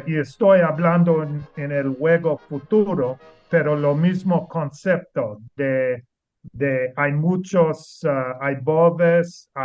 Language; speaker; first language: Spanish; non-native, learner; English